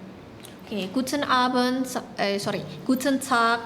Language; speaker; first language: German; non-native, learner; Indonesian